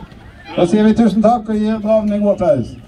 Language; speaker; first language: Norwegian; native; Norwegian